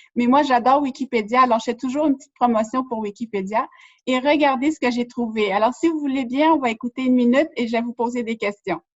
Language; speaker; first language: French; native; French